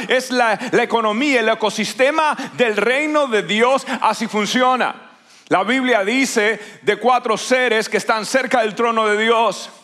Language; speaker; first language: Spanish; native; Spanish